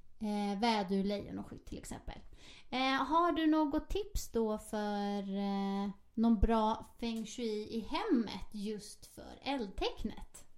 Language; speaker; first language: Swedish; native; Swedish